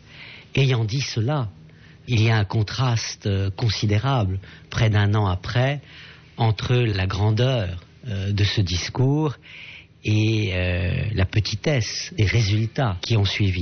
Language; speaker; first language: French; native; French